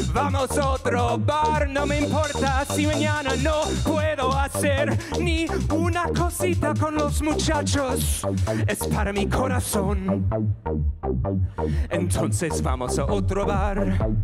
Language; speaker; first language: Spanish; non-native, fluent; English